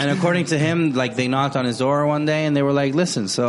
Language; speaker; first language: English; non-native, fluent; Spanish